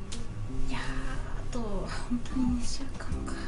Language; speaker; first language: Japanese; native; Japanese